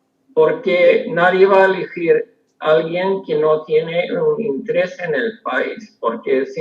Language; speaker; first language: Spanish; non-native, fluent; Swedish